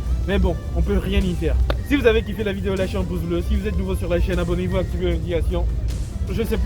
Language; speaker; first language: French; native; French